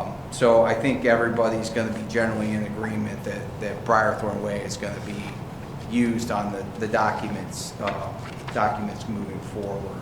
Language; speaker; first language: English; native; English